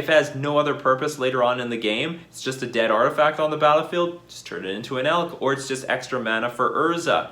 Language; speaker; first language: English; native; English